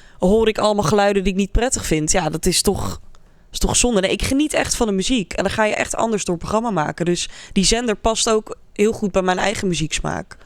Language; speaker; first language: Dutch; native; Dutch